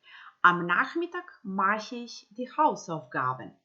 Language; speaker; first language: German; non-native, fluent; Macedonian